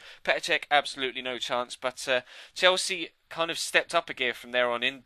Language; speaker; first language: English; native; English